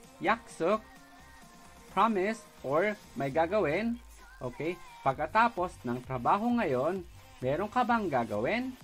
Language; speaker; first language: Filipino; native; Filipino